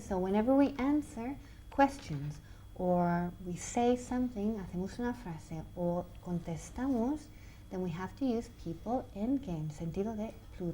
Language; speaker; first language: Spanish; non-native, fluent; English